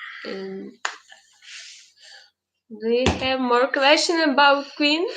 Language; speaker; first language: English; non-native, learner; Ukrainian